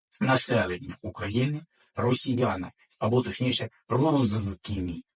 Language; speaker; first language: Ukrainian; native; Ukrainian